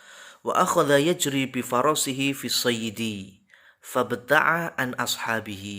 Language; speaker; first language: Arabic; non-native, fluent; Indonesian